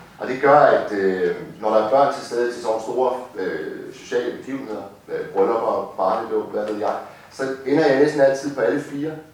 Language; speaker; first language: Danish; native; Danish